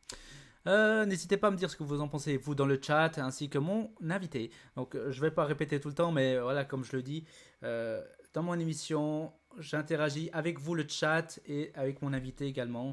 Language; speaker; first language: French; native; French